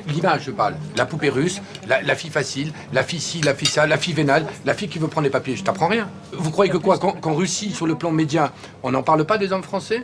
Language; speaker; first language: French; native; French